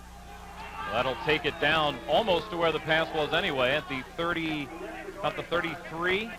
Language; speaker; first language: English; native; English